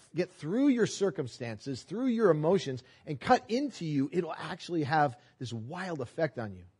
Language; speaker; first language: English; native; English